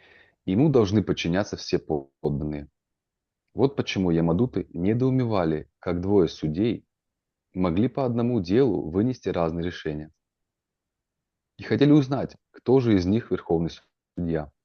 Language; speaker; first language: Russian; native; Russian